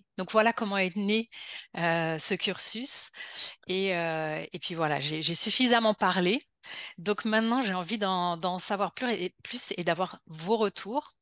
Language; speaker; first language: French; native; French